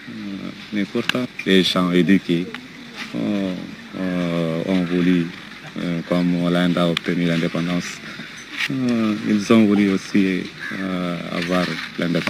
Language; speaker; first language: French; non-native, local second language; Telugu